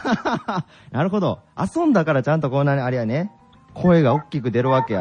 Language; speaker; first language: Japanese; native; Japanese